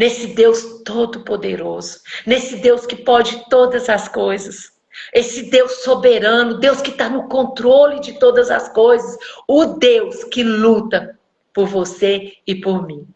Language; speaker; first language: Portuguese; native; Portuguese